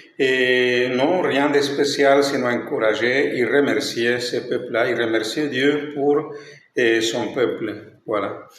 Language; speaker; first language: French; non-native, fluent; Spanish